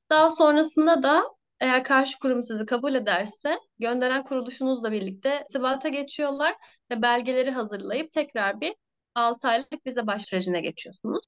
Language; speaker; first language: Turkish; native; Turkish